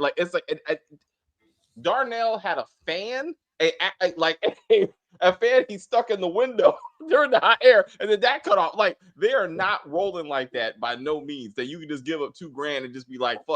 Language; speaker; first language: English; native; English